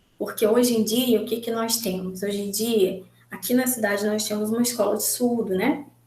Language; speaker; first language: Portuguese; native; Portuguese